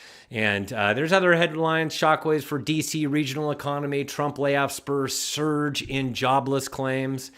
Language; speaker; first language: English; native; English